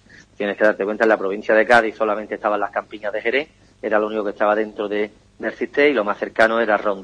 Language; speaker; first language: Spanish; native; Spanish